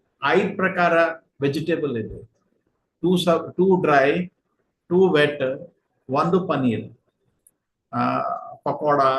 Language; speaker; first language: Kannada; non-native, learner; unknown